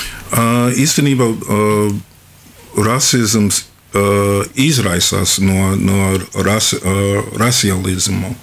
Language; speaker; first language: Latvian; non-native, fluent; English